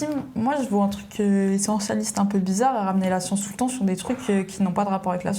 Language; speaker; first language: French; native; French